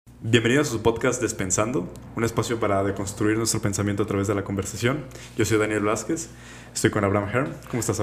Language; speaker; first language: Spanish; native; Spanish